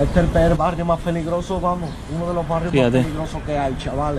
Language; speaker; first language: Spanish; native; Spanish